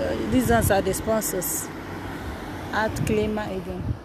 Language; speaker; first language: English; non-native, local second language; Igbo